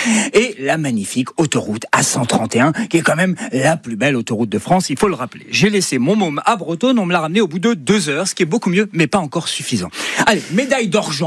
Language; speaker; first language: French; native; French